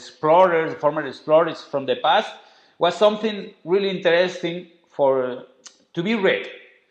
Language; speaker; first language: English; non-native, fluent; Spanish